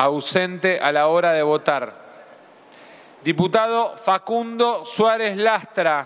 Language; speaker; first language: Spanish; native; Spanish